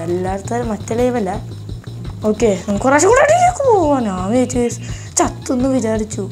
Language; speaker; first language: Malayalam; native; Malayalam